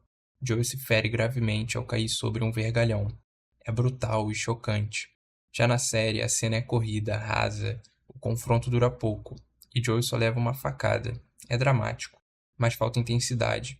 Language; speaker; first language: Portuguese; native; Portuguese